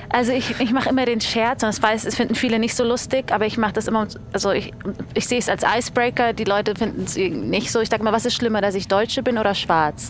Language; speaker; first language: German; early bilingual, other home language; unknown